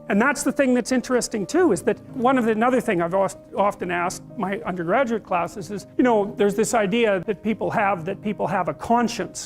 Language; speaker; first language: English; native; English